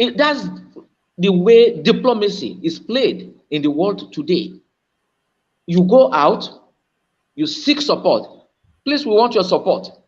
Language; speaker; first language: English; non-native, local second language; Yoruba